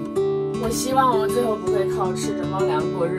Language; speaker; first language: Chinese; native; Chinese